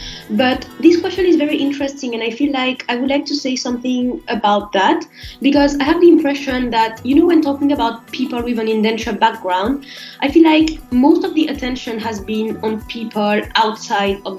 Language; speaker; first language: English; non-native, fluent; French